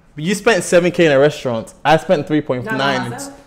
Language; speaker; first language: English; native; English